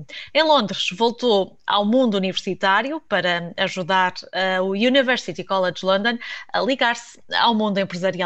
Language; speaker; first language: Portuguese; native; Portuguese